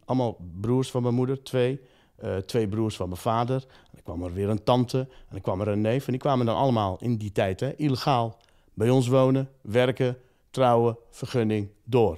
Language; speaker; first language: Dutch; early bilingual, other home language; Riffian